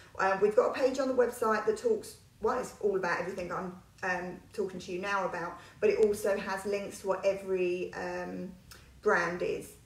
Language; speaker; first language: English; native; English